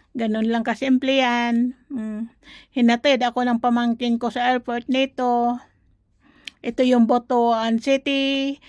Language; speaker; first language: Filipino; non-native, local second language; Cebuano